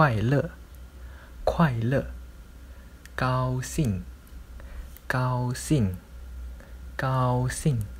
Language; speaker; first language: Chinese; non-native, local second language; Malay